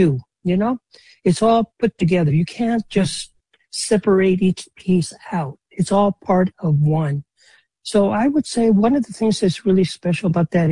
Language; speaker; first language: English; native; English